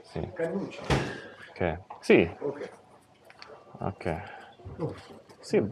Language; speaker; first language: Italian; non-native, learner; English